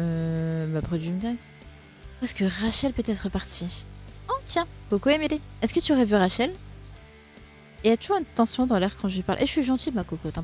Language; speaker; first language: French; native; French